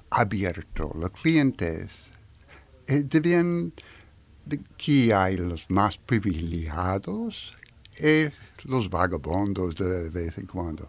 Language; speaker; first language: Spanish; non-native, learner; French